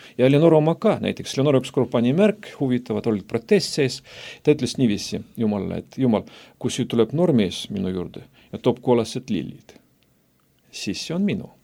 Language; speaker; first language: Estonian; non-native, local second language; Russian